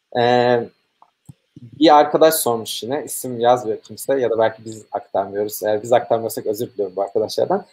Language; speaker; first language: Turkish; native; Turkish